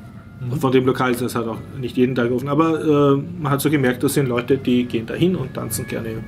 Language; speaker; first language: German; native; German